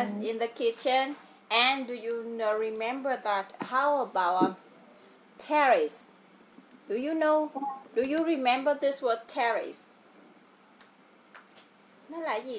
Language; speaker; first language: English; non-native, fluent; Vietnamese